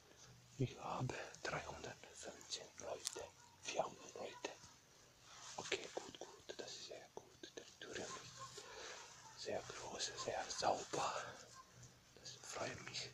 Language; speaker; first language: German; non-native, learner; Bosnian